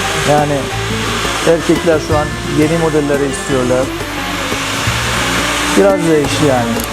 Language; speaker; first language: Turkish; non-native, fluent; Azerbaijani